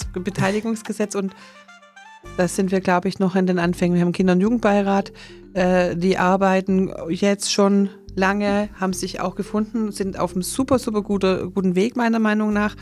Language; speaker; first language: German; native; German